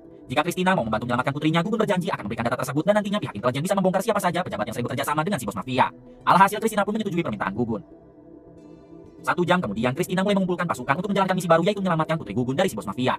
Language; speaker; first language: Indonesian; native; Indonesian